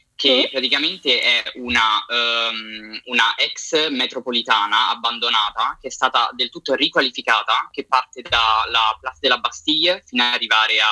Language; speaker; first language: Italian; native; Italian